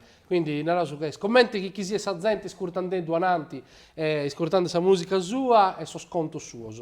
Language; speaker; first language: Italian; native; Italian